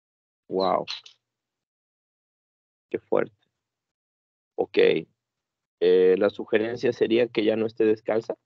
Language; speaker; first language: Spanish; native; Spanish